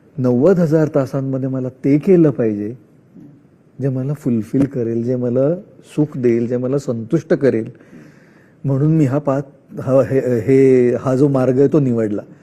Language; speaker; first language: Marathi; non-native, local second language; Marwari